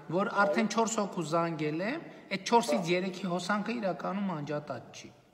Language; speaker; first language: Armenian; native; Armenian